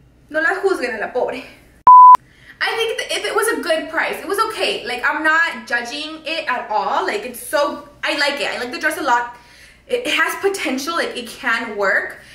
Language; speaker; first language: English; early bilingual, other home language; Spanish